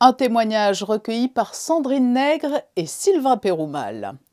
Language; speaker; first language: French; native; French